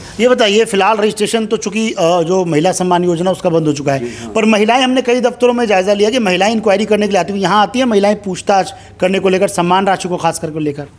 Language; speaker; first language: Hindi; native; Hindi